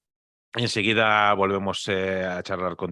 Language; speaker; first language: Spanish; native; Spanish